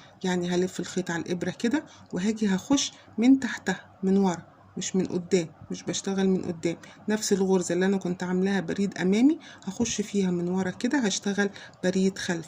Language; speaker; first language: Arabic; native; Arabic